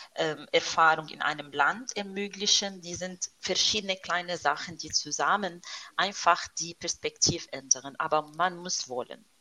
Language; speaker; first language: German; non-native, fluent; Arabic